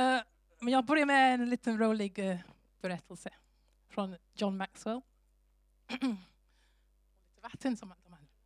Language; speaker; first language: Swedish; non-native, fluent; English